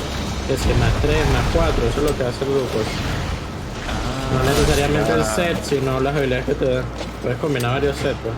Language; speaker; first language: Spanish; native; Spanish